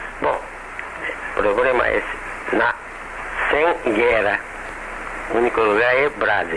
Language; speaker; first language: Portuguese; non-native, learner; Japanese